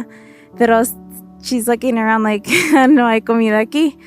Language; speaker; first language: Spanish; early bilingual, heritage; Spanish